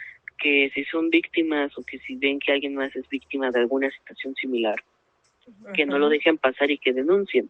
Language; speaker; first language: Spanish; native; Spanish